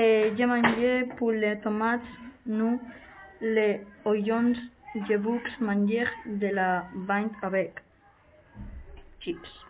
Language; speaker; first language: French; non-native, learner; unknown